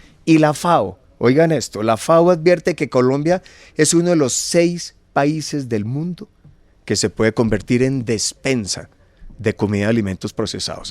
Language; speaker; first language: Spanish; native; Spanish